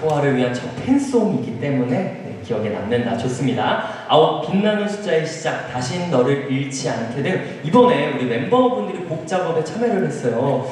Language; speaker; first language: Korean; native; Korean